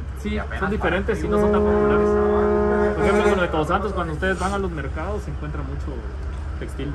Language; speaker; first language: Spanish; native; Spanish